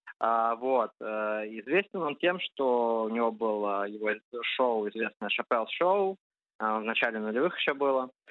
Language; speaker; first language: Russian; early bilingual, heritage; Russian